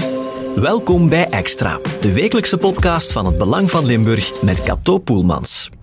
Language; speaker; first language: Dutch; native; Dutch